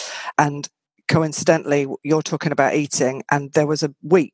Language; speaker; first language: English; native; English